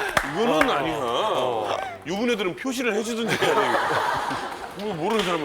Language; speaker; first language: Korean; native; Korean